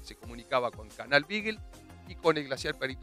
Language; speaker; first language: Spanish; native; Spanish